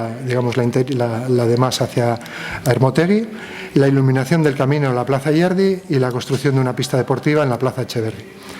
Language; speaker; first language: Spanish; non-native, local second language; Basque